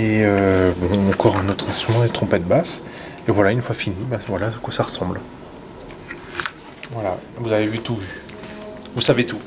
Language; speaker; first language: French; native; French